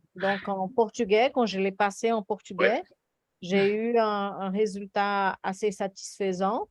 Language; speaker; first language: French; non-native, fluent; Portuguese